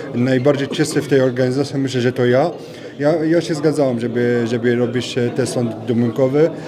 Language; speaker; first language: Polish; non-native, learner; French